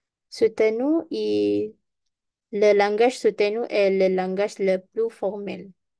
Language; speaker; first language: French; non-native, learner; Malay